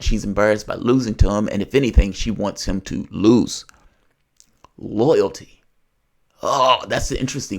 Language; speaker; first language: English; native; English